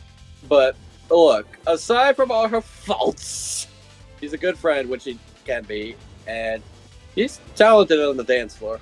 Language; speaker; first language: English; native; English